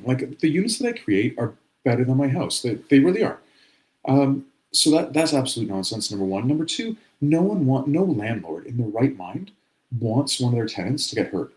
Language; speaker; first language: English; native; English